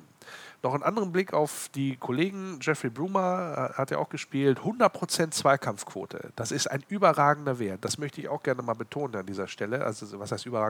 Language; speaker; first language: German; native; German